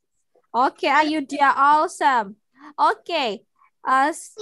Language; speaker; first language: English; non-native, local second language; Indonesian